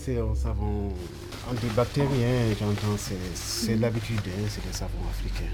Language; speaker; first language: French; non-native, local second language; Fula